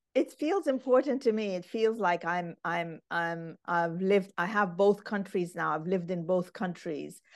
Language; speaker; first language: English; non-native, fluent; Arabic